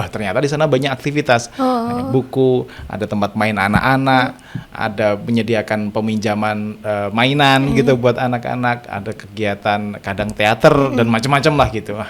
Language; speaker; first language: Indonesian; native; Indonesian